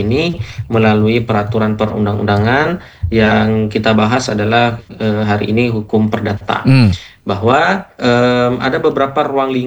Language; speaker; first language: Indonesian; native; Indonesian